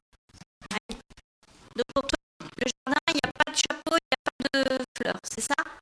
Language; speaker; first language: French; native; French